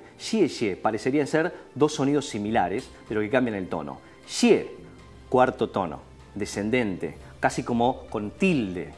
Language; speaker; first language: Spanish; native; Spanish